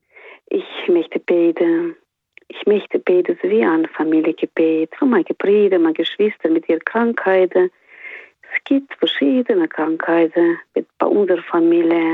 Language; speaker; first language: German; non-native, learner; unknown